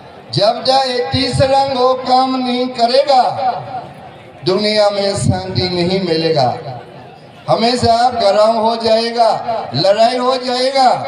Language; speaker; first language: Hindi; non-native, learner; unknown